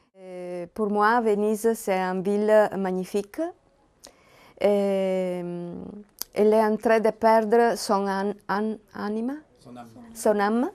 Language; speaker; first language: French; non-native, learner; Italian